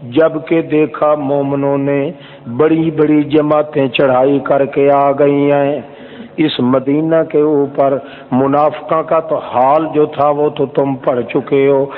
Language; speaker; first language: Urdu; non-native, local second language; Saraiki